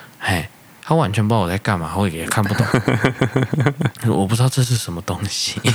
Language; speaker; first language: Chinese; native; Chinese